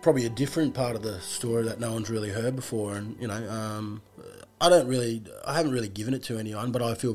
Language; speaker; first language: English; native; English